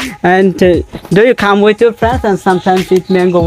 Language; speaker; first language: English; non-native, learner; Bangla